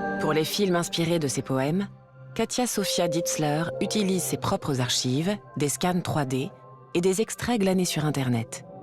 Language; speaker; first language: French; native; French